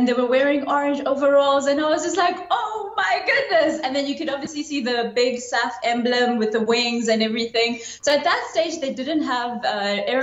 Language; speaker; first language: English; non-native, local second language; Zulu